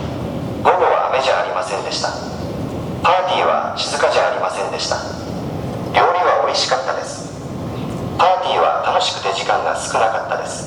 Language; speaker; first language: Japanese; non-native, learner; Bangla